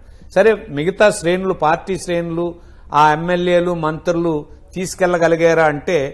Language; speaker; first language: Telugu; native; Telugu